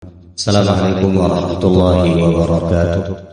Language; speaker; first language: Indonesian; native; Indonesian